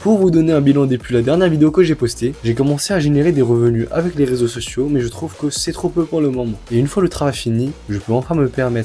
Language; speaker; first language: French; early bilingual, other home language; Chinese